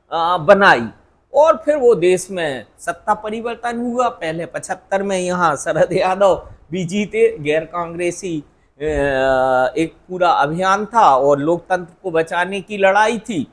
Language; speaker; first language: Hindi; native; Hindi